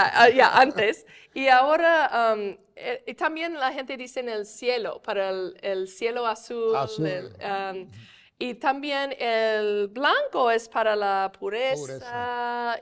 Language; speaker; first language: Spanish; non-native, fluent; English